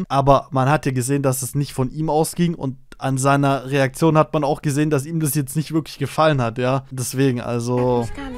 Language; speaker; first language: German; native; German